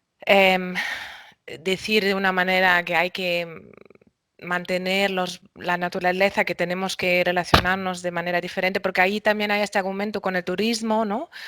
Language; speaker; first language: Spanish; non-native, fluent; German